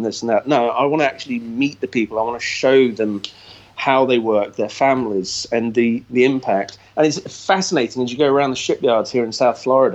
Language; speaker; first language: English; native; English